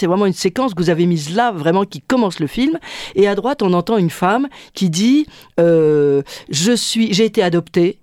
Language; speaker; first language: French; native; French